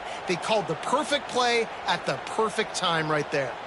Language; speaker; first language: English; native; English